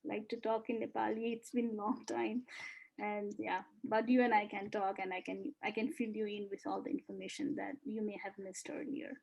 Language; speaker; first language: English; non-native, fluent; Nepali